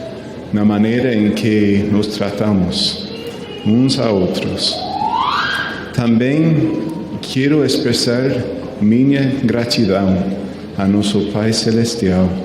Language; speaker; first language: Portuguese; non-native, learner; Spanish